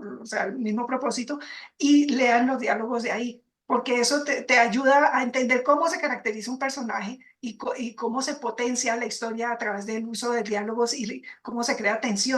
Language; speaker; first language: Spanish; native; Spanish